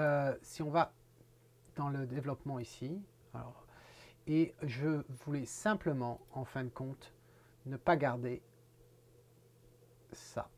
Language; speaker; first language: French; native; French